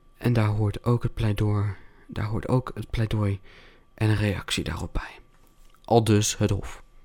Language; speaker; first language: Dutch; native; Dutch